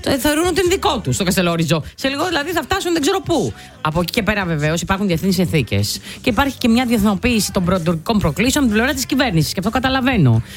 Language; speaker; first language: Greek; native; Greek